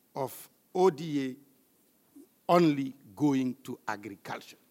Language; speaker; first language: English; non-native, fluent; French